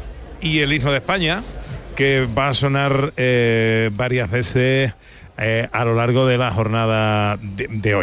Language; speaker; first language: Spanish; native; Spanish